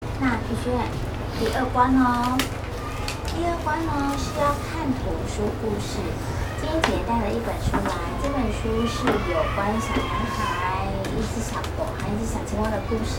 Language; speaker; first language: Chinese; native; Chinese